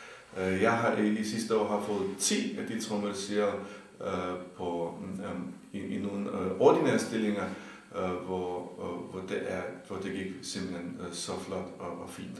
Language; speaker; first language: Danish; non-native, fluent; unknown